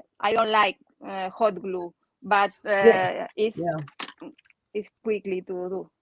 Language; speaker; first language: English; non-native, learner; Spanish